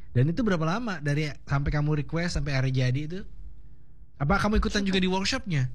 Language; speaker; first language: Indonesian; native; Indonesian